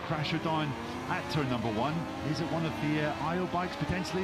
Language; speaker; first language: English; native; English